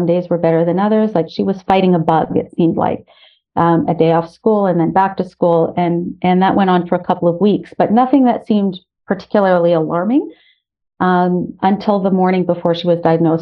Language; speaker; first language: English; native; English